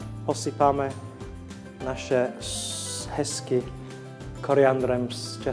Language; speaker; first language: Czech; non-native, learner; English